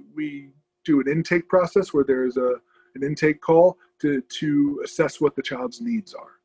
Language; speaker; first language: English; native; English